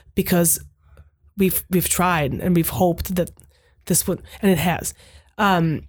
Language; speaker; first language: English; non-native, fluent; Hungarian